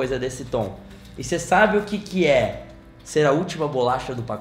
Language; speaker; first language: Portuguese; native; Portuguese